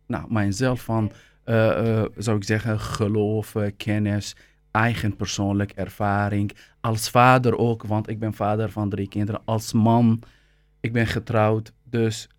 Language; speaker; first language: Dutch; non-native, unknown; Arabic